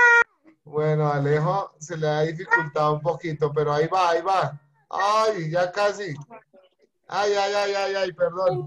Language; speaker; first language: Spanish; native; Spanish